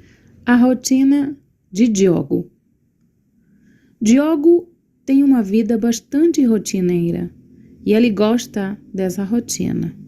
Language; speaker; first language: Portuguese; non-native, learner; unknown